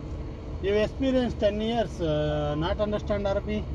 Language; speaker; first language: English; non-native, learner; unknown